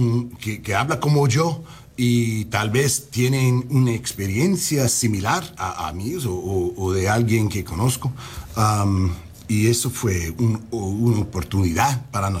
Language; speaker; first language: Spanish; non-native, learner; English